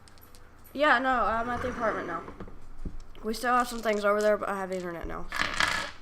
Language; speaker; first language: English; native; English